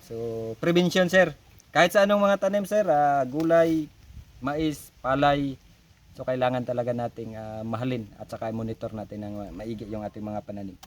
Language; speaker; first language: Filipino; non-native, local second language; Cebuano